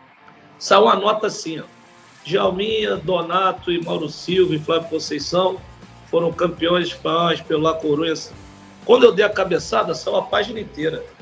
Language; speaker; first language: Portuguese; native; Portuguese